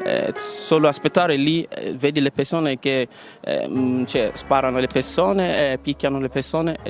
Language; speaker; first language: Italian; non-native, learner; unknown